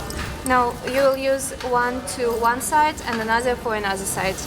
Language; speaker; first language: English; non-native, learner; Russian